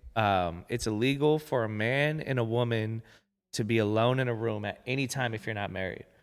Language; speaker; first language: English; native; English